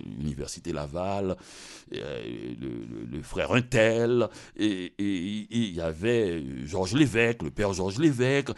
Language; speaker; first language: French; non-native, local second language; Haitian Creole